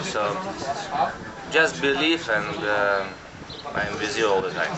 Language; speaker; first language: English; non-native, learner; Russian